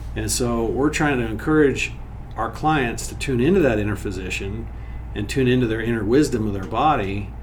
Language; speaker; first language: English; native; English